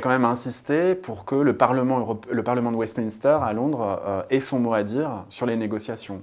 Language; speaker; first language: French; native; French